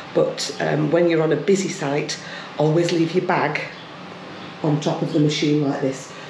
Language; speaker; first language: English; native; English